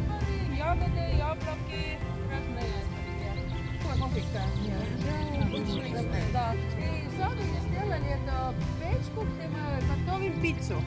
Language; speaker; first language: Russian; non-native, local second language; Estonian